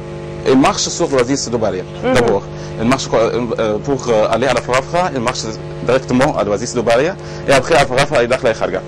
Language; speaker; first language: French; non-native, learner; Arabic